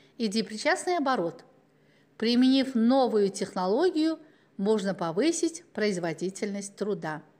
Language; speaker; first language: Russian; non-native, local second language; Uzbek